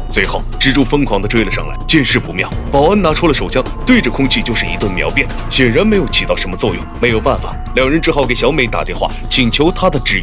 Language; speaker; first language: Chinese; native; Chinese